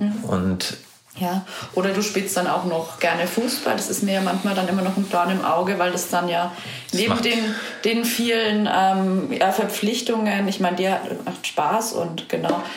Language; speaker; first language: German; native; German